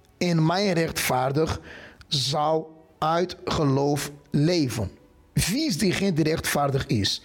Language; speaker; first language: Dutch; non-native, fluent; Portuguese